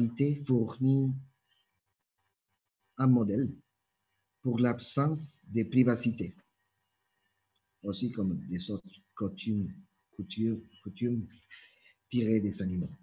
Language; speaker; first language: French; non-native, fluent; Spanish